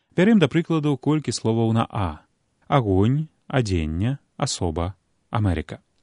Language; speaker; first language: Belarusian; native; Belarusian